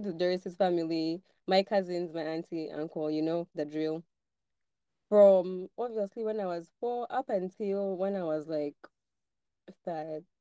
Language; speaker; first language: English; non-native, local second language; Ganda